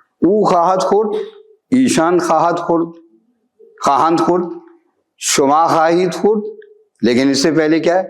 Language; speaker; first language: Persian; non-native, fluent; Urdu